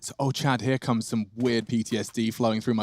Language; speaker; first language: English; native; English